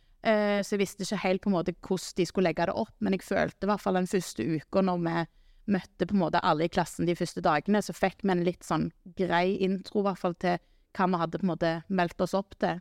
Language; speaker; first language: Norwegian; native; Norwegian